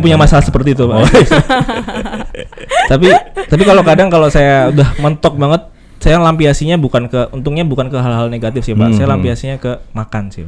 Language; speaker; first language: Indonesian; native; Indonesian